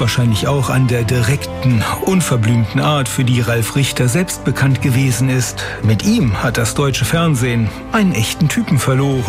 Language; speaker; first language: German; native; German